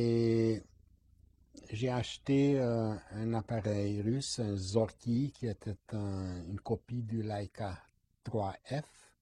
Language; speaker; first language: French; non-native, fluent; Hungarian